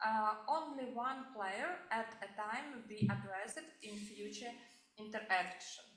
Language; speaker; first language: English; non-native, learner; Ukrainian